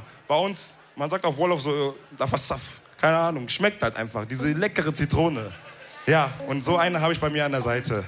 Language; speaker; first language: German; early bilingual, other home language; Wolof